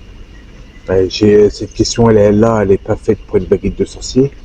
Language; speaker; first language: French; native; French